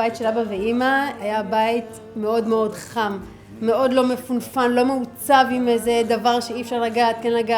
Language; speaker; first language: Hebrew; early bilingual, other home language; English